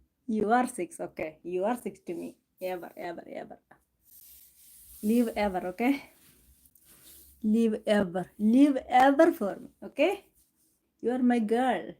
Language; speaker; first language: English; non-native, local second language; Malayalam